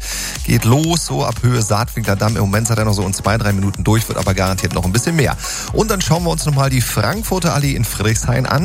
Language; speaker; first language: German; native; German